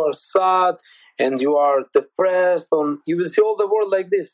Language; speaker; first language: English; non-native, fluent; Albanian